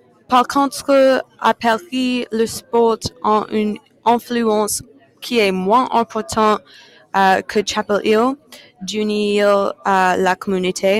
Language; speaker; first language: French; non-native, learner; English